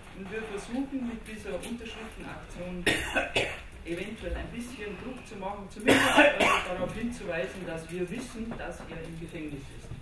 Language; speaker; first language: German; native; German